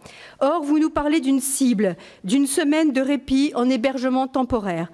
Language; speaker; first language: French; native; French